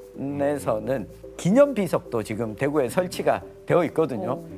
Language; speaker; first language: Korean; native; Korean